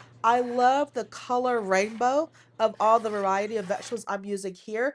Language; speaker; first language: English; native; English